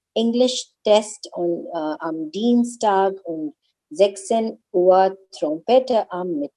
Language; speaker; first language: German; non-native, learner; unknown